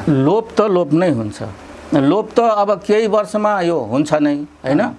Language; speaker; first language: Nepali; non-native, local second language; Dangaura Tharu